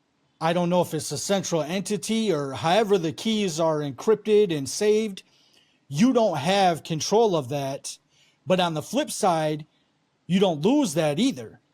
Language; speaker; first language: English; native; English